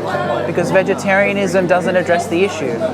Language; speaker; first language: English; native; English